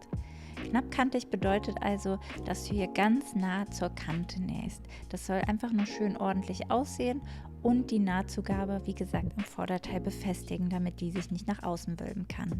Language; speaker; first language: German; native; German